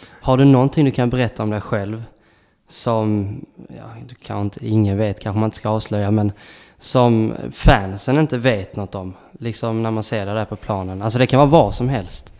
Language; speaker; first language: Swedish; native; Swedish